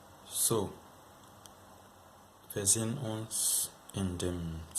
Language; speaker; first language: German; non-native, fluent; Yoruba